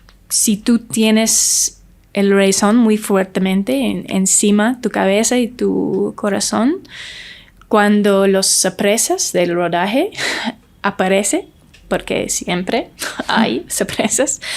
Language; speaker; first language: Spanish; non-native, learner; English